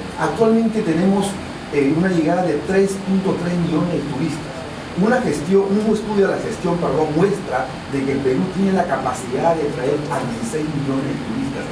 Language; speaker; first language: Spanish; non-native, local second language; Shipibo-Conibo